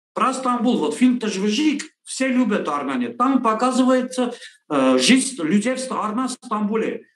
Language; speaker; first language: Russian; non-native, local second language; Armenian